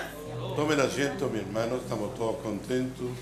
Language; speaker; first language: Spanish; native; Spanish